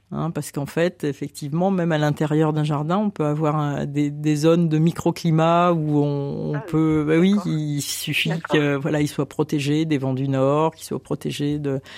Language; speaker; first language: French; native; French